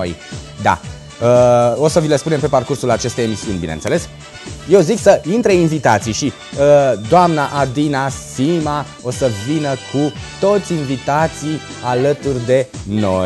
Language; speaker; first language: Romanian; native; Romanian